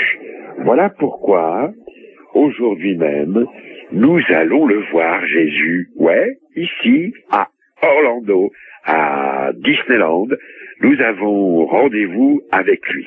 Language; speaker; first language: French; native; French